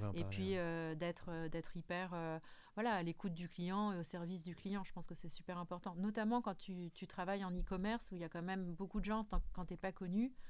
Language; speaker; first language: French; native; French